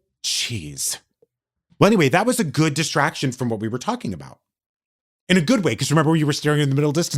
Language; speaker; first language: English; native; English